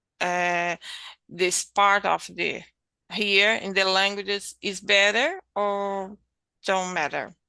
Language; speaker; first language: English; non-native, learner; Portuguese